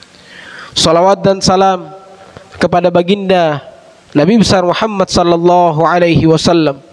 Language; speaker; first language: Indonesian; native; Indonesian